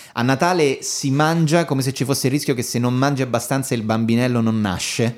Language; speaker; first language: Italian; native; Italian